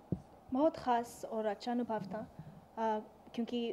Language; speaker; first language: Hindi; non-native, learner; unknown